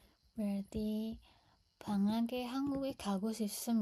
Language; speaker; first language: Korean; non-native, fluent; Indonesian